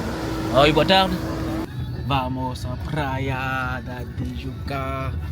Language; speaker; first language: Portuguese; non-native, learner; French